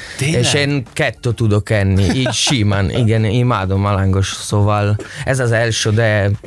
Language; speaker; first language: Hungarian; non-native, learner; Italian